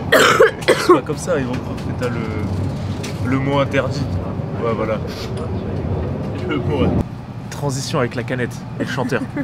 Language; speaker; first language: French; native; French